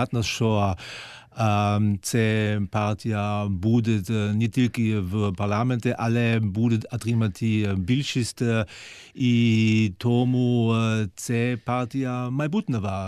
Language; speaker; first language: Ukrainian; non-native, fluent; German